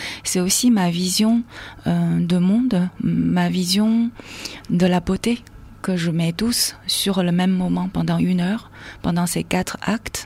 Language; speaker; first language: French; non-native, fluent; Chinese